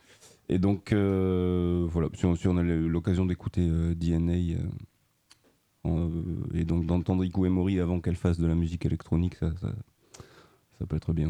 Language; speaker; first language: French; native; French